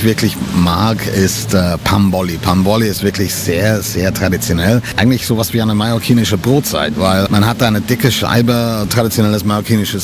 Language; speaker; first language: German; non-native, fluent; English